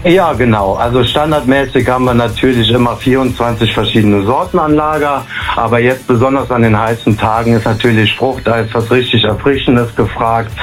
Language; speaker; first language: German; native; German